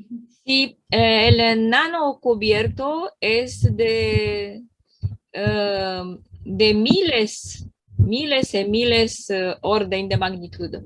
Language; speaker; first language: Spanish; non-native, learner; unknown